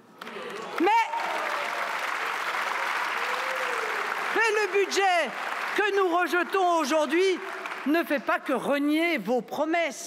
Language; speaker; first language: French; native; French